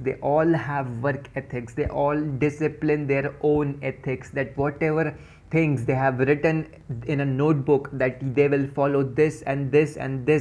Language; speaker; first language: English; non-native, local second language; Hindi